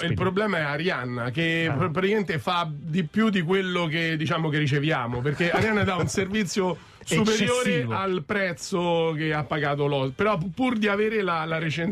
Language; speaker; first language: Italian; native; Italian